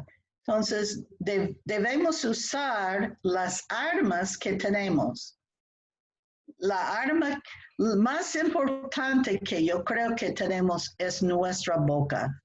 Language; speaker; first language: Spanish; non-native, fluent; English